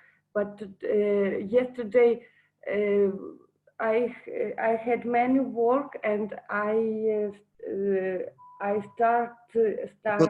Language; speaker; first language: English; non-native, learner; Russian